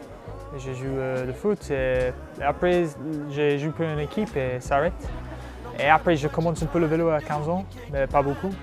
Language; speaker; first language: French; non-native, learner; English